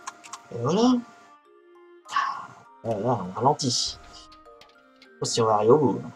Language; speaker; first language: French; native; French